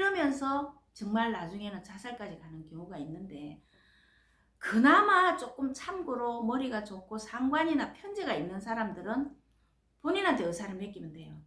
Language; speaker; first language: Korean; native; Korean